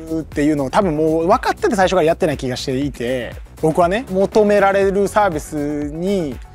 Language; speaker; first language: Japanese; native; Japanese